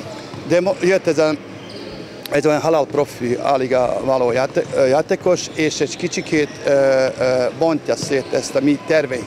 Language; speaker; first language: Hungarian; non-native, learner; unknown